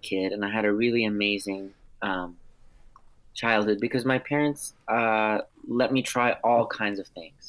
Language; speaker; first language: English; early bilingual, other home language; Armenian